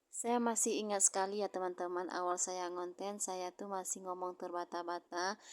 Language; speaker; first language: Indonesian; non-native, local second language; Achinese